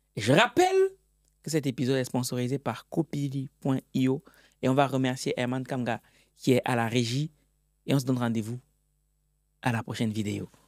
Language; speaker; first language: French; native; French